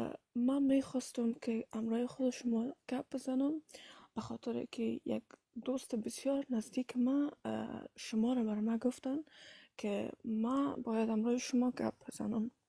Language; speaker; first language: Persian; early bilingual, heritage; Persian